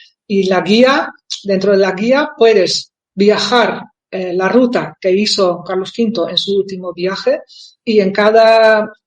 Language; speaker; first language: Spanish; non-native, fluent; Dutch